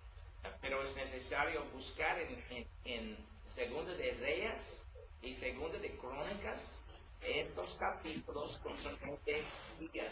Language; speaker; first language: Spanish; non-native, learner; English